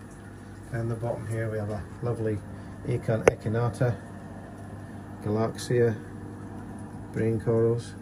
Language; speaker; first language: English; native; English